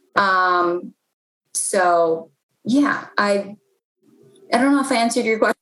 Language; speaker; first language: English; native; English